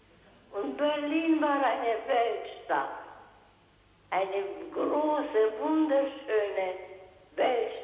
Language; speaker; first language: German; non-native, local second language; Hungarian